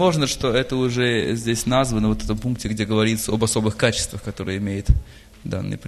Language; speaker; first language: Russian; native; Russian